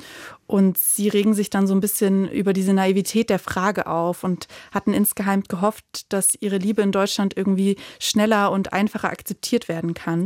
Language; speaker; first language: German; native; German